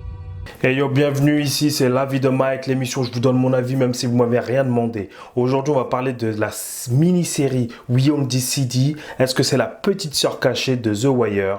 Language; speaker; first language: French; native; French